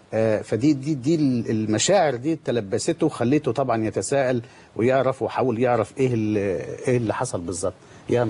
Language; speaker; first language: Arabic; native; Arabic